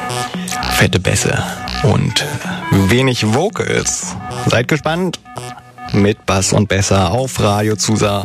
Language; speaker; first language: German; native; German